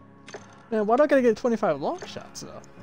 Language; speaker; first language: English; native; English